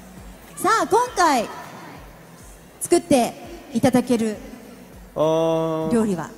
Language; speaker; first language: Japanese; native; Japanese